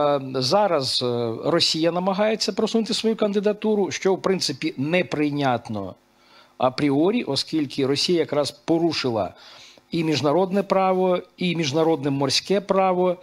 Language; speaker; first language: Ukrainian; native; Ukrainian